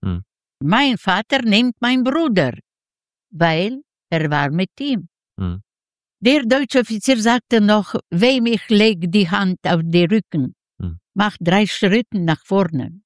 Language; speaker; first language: German; non-native, learner; Yiddish